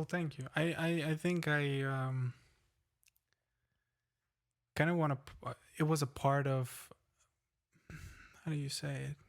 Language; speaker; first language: English; non-native, fluent; Ukrainian